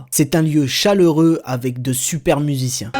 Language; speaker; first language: French; native; French